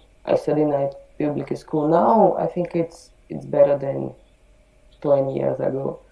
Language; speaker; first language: English; non-native, learner; Portuguese